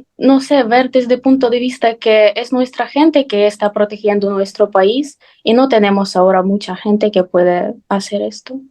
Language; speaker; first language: Spanish; non-native, fluent; Ukrainian